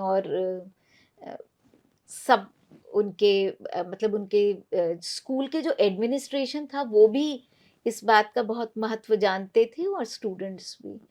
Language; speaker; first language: Hindi; non-native, local second language; Punjabi